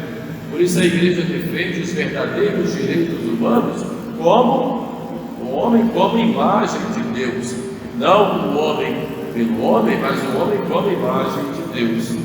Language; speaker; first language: Portuguese; native; Portuguese